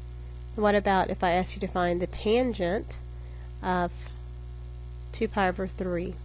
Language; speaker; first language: English; native; English